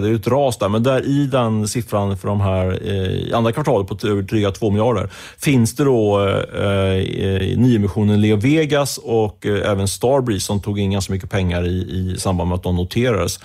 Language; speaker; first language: Swedish; native; Swedish